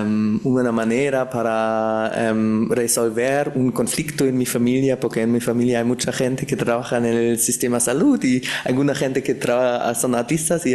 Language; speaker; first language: Spanish; non-native, fluent; German